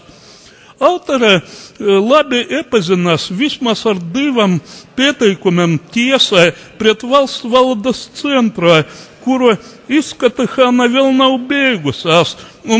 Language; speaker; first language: Latvian; non-native, local second language; Russian